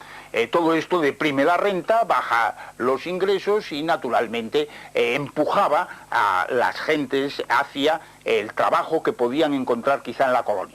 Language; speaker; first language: Spanish; native; Spanish